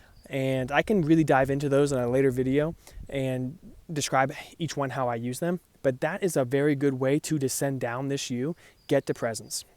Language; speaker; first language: English; native; English